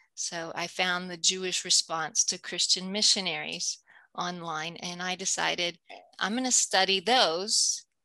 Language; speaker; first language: English; native; English